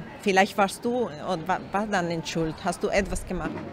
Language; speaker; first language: German; non-native, learner; Spanish